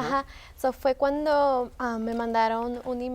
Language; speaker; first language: Spanish; early bilingual, heritage; Spanish